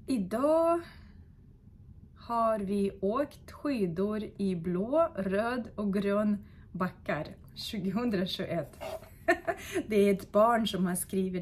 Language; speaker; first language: Swedish; non-native, fluent; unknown